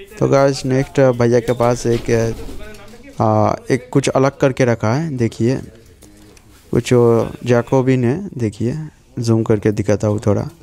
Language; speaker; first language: Hindi; non-native, local second language; Bangla